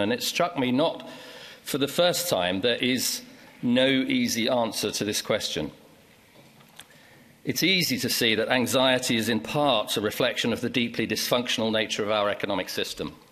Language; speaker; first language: English; native; English